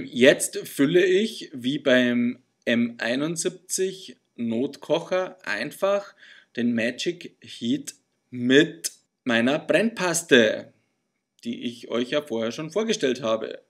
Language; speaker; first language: German; native; German